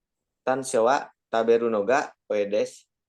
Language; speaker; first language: Japanese; non-native, learner; Indonesian